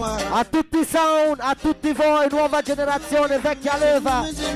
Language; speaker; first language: Italian; native; Italian